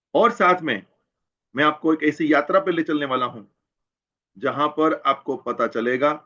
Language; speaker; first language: Hindi; non-native, local second language; Gujarati